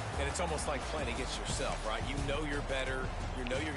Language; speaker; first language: English; native; English